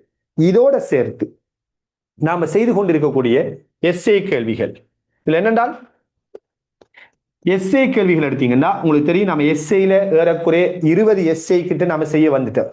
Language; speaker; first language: Tamil; native; Tamil